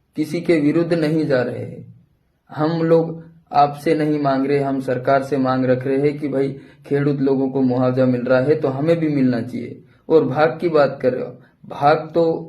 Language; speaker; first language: Hindi; non-native, local second language; Bhili